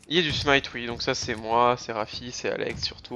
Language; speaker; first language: French; native; French